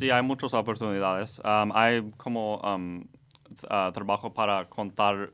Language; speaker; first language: Spanish; non-native, learner; English